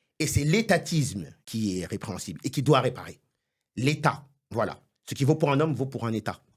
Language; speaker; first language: French; non-native, local second language; Haitian Creole